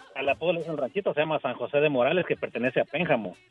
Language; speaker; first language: Spanish; native; Spanish